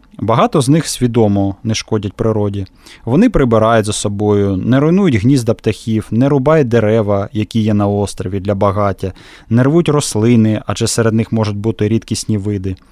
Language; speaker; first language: Ukrainian; native; Ukrainian